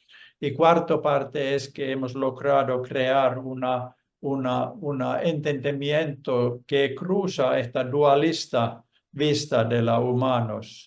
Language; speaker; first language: Spanish; non-native, fluent; Finnish